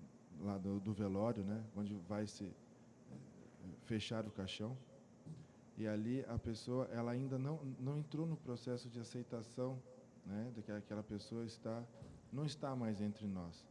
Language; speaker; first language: Portuguese; native; Portuguese